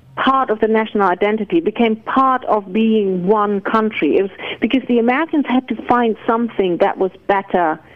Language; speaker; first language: English; non-native, fluent; German